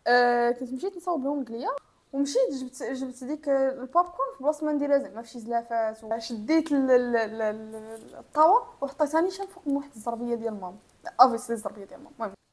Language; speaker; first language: Arabic; native; Arabic